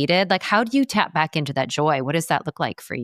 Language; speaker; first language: English; native; English